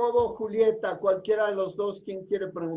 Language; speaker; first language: Spanish; native; Spanish